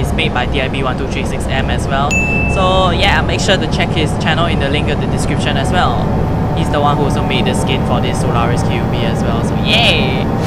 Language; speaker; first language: English; native; English